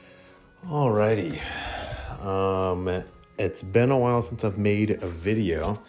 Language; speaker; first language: English; native; English